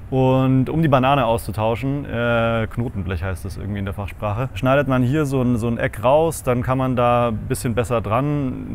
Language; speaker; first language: German; native; German